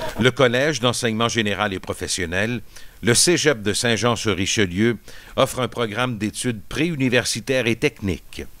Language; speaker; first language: French; native; French